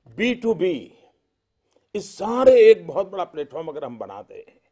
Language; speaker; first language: Hindi; non-native, local second language; Gujarati